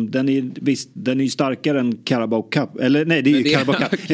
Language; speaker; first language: Swedish; native; Swedish